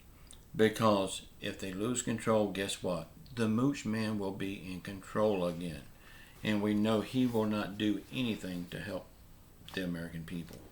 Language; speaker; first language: English; native; English